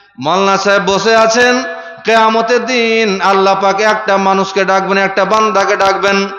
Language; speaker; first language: Bangla; non-native, fluent; Urdu